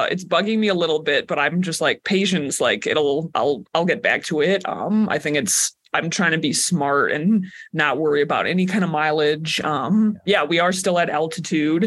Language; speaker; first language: English; native; English